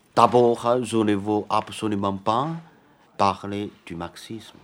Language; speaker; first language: French; non-native, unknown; Chinese